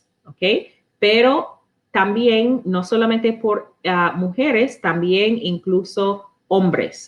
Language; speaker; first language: Spanish; non-native, learner; English